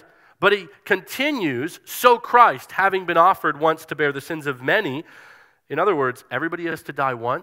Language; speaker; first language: English; native; English